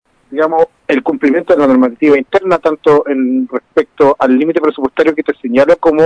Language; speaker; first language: Spanish; native; Spanish